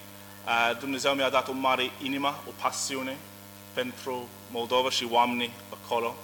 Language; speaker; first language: Romanian; non-native, learner; English